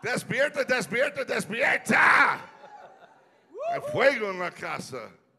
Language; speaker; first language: Spanish; non-native, learner; English